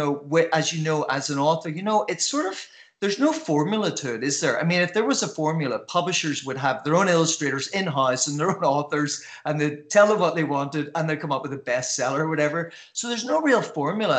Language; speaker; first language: English; native; English